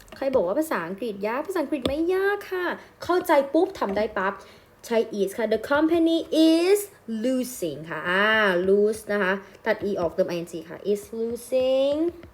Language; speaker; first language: Thai; native; Thai